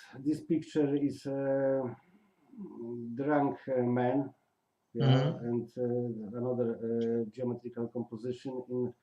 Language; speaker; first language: English; non-native, learner; Polish